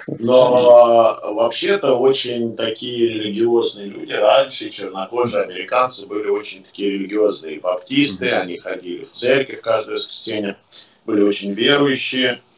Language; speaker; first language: Russian; native; Russian